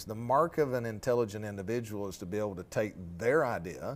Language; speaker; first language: English; native; English